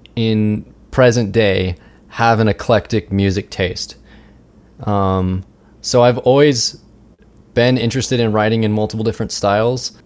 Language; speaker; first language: English; native; English